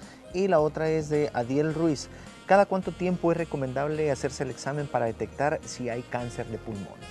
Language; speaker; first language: Spanish; native; Spanish